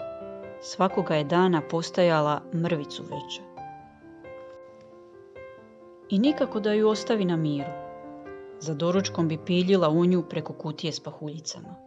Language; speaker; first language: Croatian; native; Croatian